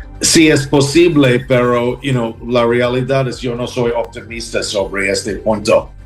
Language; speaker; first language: Spanish; non-native, learner; English